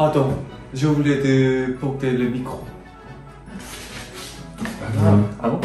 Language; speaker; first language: French; non-native, learner; Korean